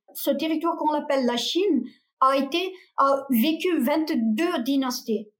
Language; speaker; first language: French; non-native, fluent; Uyghur